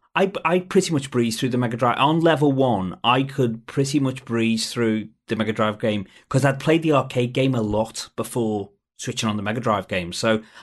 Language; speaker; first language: English; native; English